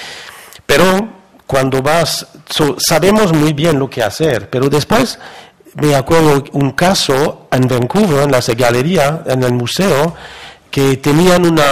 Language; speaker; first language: Spanish; non-native, fluent; French